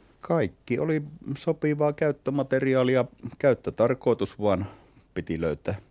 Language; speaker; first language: Finnish; native; Finnish